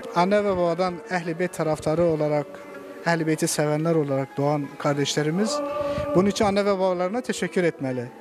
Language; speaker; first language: Turkish; non-native, local second language; Zaza